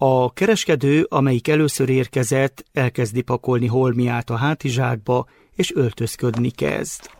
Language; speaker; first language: Hungarian; native; Hungarian